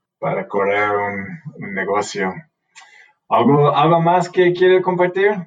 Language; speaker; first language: Spanish; non-native, learner; English